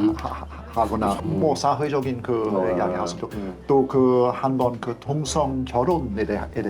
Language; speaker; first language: Korean; non-native, fluent; English